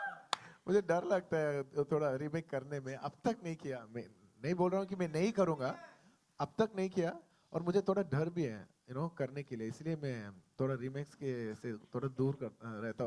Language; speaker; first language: Hindi; non-native, local second language; Telugu